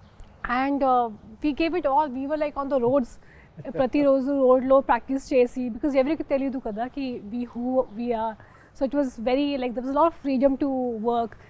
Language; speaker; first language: Telugu; non-native, fluent; Hindi